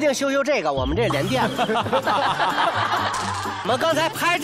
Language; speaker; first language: Chinese; native; Chinese